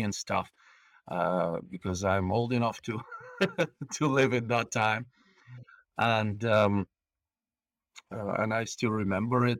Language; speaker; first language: English; non-native, fluent; Bulgarian